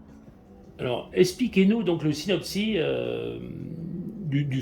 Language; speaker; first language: French; native; French